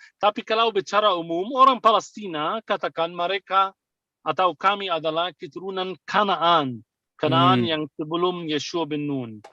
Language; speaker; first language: Indonesian; non-native, fluent; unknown